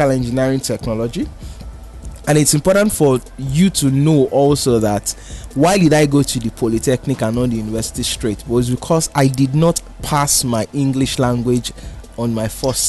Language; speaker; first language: English; non-native, local second language; Yoruba